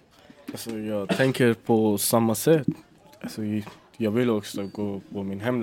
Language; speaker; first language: Swedish; non-native, learner; Persian